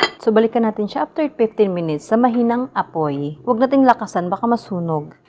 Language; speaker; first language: Filipino; non-native, local second language; Cebuano